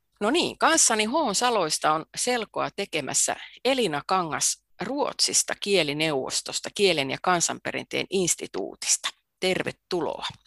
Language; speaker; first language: Finnish; native; Finnish